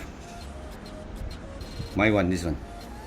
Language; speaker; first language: English; non-native, local second language; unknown